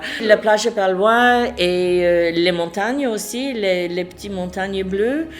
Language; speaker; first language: French; non-native, fluent; English